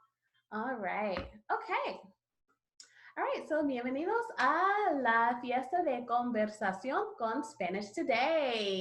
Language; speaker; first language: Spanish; non-native, learner; English